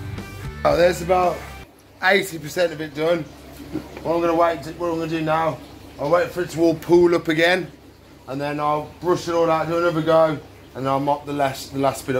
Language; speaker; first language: English; native; English